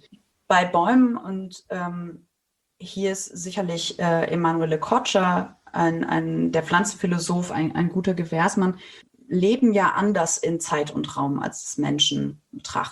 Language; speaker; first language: German; native; German